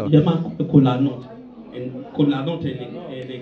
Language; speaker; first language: Spanish; non-native, learner; Bini